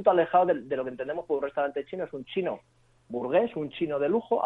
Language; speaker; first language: Spanish; native; Spanish